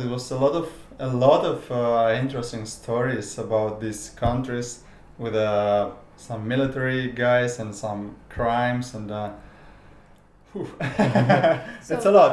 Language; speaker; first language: English; non-native, learner; Russian